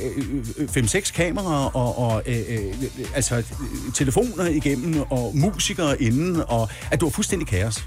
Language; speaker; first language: Danish; native; Danish